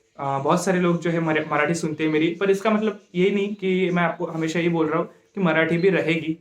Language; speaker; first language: Hindi; non-native, local second language; Marathi